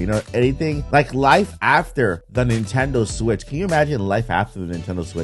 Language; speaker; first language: English; native; English